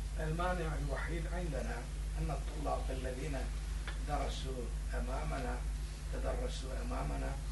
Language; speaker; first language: Arabic; non-native, fluent; Turkish